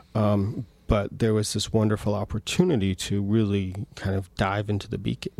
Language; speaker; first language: English; native; English